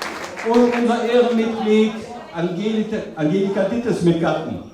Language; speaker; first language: German; native; German